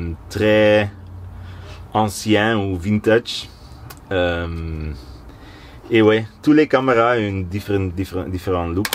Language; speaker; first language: French; non-native, local second language; Dutch